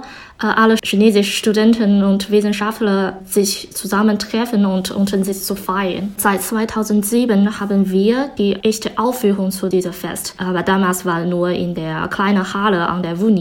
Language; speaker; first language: German; non-native, fluent; Chinese